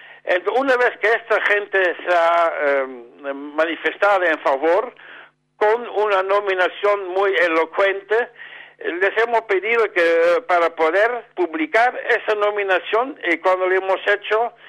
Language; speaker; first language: Spanish; non-native, fluent; Dutch